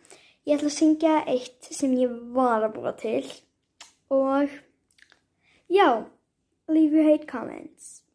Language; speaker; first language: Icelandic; early bilingual, heritage; Icelandic